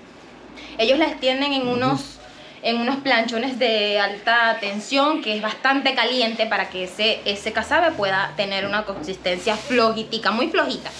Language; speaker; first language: Spanish; native; Spanish